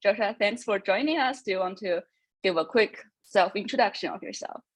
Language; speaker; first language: English; non-native, fluent; Chinese